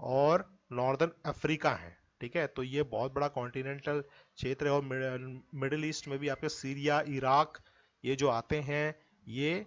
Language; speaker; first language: Hindi; native; Hindi